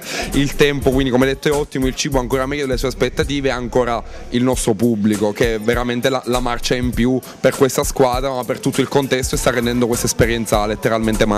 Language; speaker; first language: Italian; native; Italian